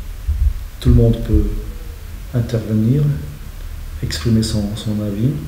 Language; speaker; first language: French; non-native, fluent; Polish